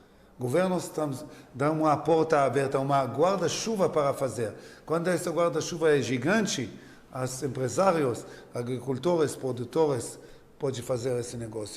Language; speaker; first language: Portuguese; non-native, learner; Hebrew